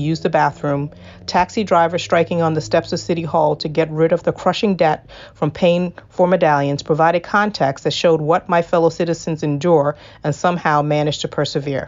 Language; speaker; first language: English; native; English